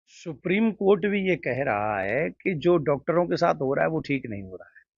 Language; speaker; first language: Hindi; native; Hindi